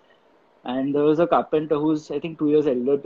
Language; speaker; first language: English; non-native, local second language; Gujarati